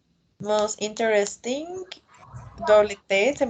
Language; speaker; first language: English; non-native, learner; Spanish